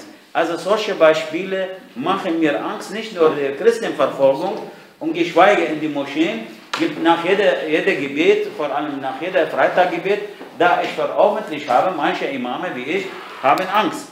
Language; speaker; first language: German; non-native, fluent; Arabic